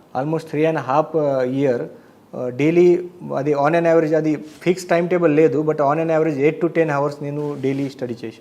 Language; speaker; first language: Telugu; non-native, learner; Marathi